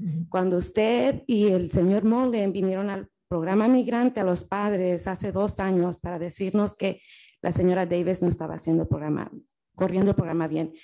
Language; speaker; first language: Spanish; early bilingual, heritage; Spanish